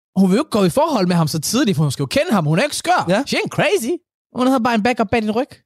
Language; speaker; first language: Danish; early bilingual, other home language; Somali